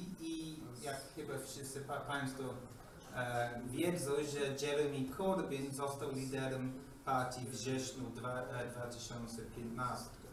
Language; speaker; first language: Polish; non-native, learner; English